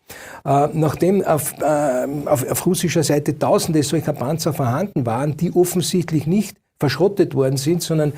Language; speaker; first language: German; native; German